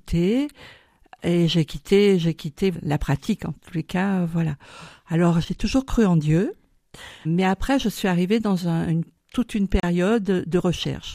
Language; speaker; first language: French; native; French